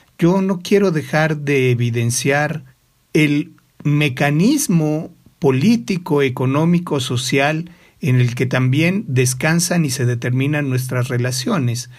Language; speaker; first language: Spanish; native; Spanish